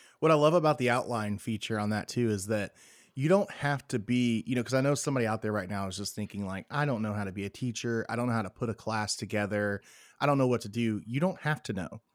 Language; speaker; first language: English; native; English